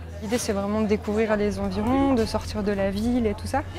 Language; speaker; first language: French; native; French